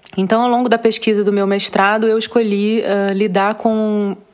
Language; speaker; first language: Portuguese; native; Portuguese